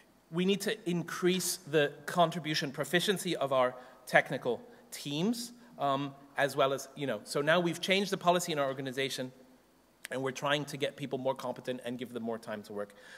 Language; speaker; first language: English; native; English